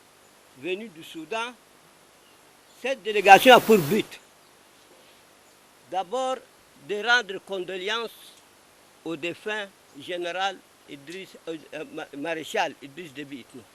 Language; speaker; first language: French; non-native, local second language; Arabic